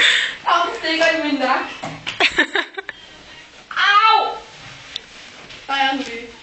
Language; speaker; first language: Danish; native; Danish